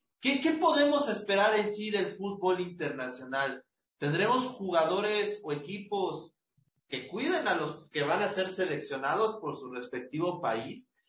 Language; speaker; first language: Spanish; native; Spanish